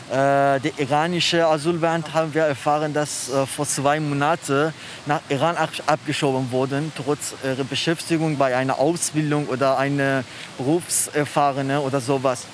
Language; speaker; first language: German; non-native, learner; Persian